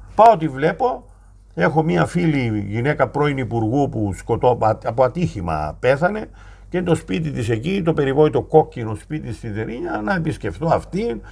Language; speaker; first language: Greek; native; Greek